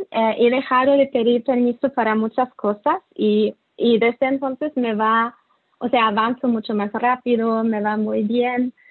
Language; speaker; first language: Spanish; non-native, fluent; German